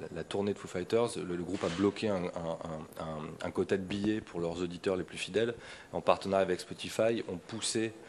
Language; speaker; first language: French; native; French